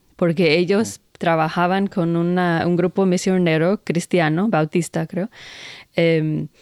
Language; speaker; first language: Spanish; non-native, fluent; English